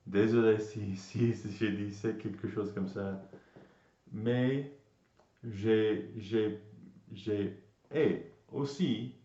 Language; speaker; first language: French; non-native, learner; English